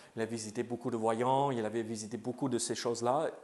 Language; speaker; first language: French; non-native, fluent; English